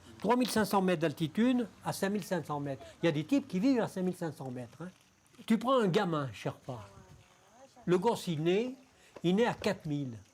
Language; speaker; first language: French; native; French